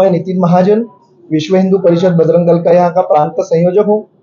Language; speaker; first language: Hindi; non-native, local second language; Marathi